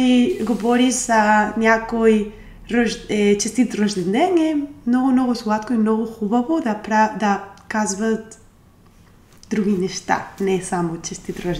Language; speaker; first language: Bulgarian; non-native, learner; Spanish